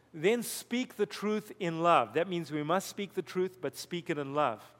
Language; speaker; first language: English; native; English